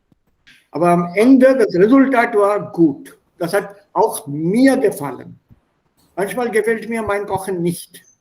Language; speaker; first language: German; non-native, fluent; Hindi